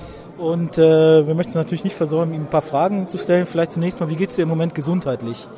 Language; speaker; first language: German; native; German